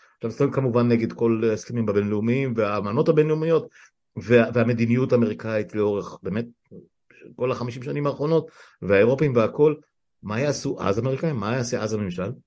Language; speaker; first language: Hebrew; native; Hebrew